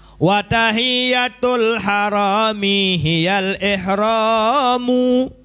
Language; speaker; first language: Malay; non-native, local second language; Sasak